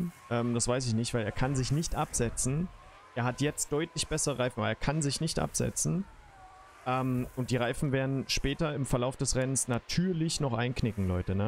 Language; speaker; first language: German; native; German